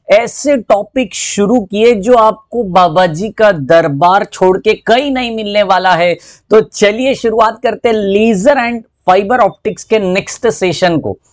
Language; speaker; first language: Hindi; native; Hindi